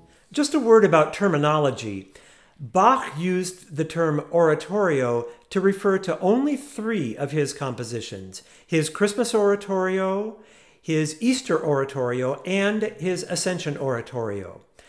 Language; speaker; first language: English; native; English